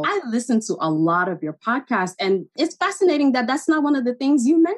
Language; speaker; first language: English; non-native, local second language; Igbo